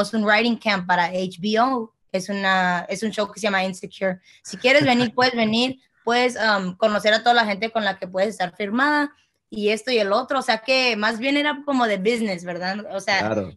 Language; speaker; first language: Spanish; early bilingual, heritage; Spanish